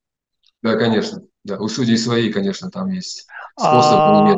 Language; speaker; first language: Russian; native; Russian